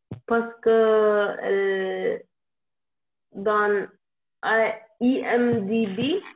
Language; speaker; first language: French; non-native, learner; English